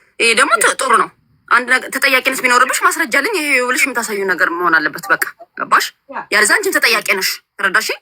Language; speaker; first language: Amharic; native; Amharic